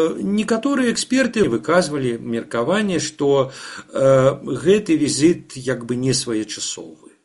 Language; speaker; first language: Belarusian; non-native, local second language; Russian